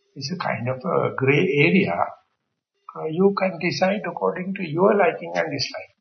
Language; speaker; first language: English; non-native, local second language; Sinhala